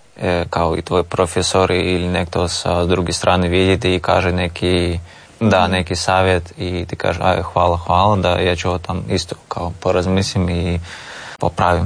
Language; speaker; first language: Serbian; non-native, learner; Russian